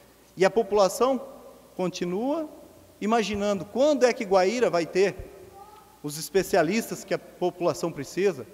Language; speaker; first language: Portuguese; native; Portuguese